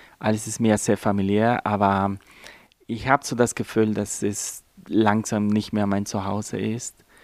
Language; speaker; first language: German; non-native, fluent; Spanish